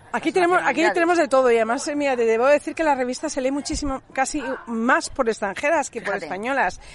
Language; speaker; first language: Spanish; non-native, fluent; Swedish